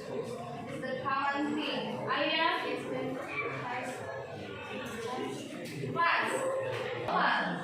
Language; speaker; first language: English; non-native, learner; Indonesian